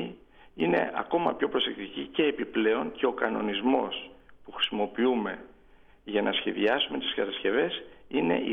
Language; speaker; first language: Greek; native; Greek